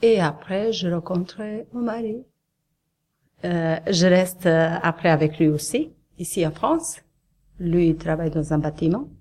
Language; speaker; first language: French; non-native, learner; Serbian